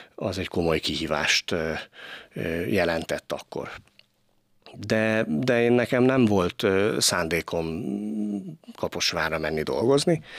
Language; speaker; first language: Hungarian; native; Hungarian